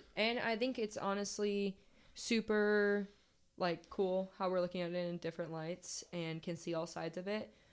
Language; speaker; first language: English; native; English